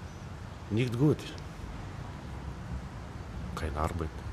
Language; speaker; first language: German; non-native, learner; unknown